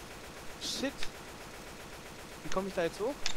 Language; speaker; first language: German; native; German